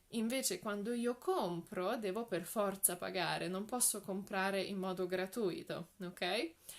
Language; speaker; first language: Italian; non-native, fluent; Polish